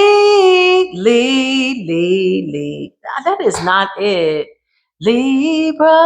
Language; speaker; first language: English; native; English